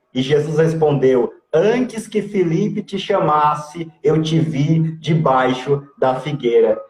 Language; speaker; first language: Portuguese; native; Portuguese